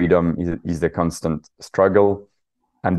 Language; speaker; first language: English; non-native, fluent; French